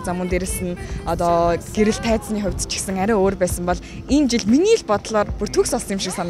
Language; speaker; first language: Mongolian; native; Mongolian